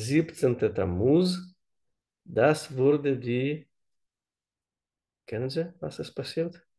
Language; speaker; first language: German; non-native, learner; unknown